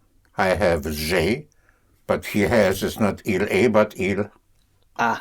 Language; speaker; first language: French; non-native, fluent; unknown